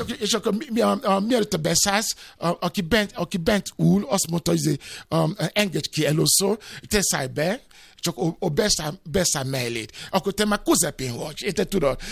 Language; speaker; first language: Hungarian; non-native, fluent; Yoruba